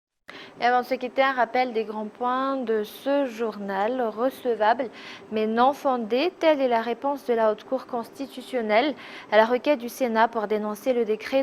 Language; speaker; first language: French; non-native, local second language; Malagasy